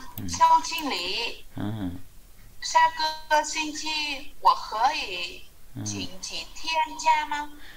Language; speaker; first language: Chinese; non-native, learner; Vietnamese